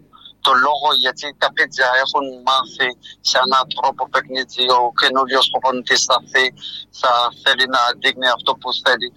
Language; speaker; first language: Greek; non-native, fluent; French